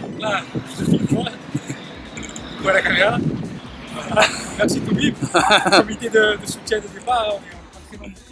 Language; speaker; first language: French; native; French